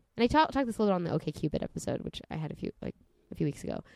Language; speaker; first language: English; native; English